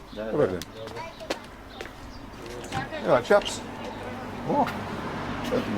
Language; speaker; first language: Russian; non-native, fluent; English